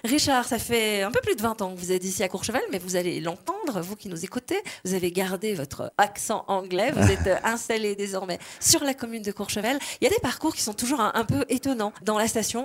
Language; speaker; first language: French; native; French